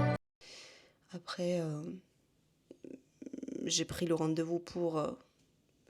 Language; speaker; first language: French; non-native, fluent; Russian